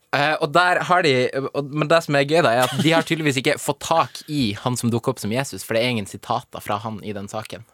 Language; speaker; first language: Norwegian; native; Norwegian